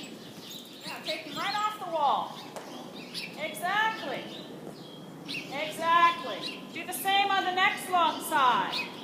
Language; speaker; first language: English; native; English